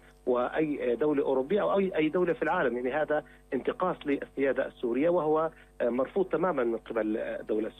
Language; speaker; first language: Arabic; native; Arabic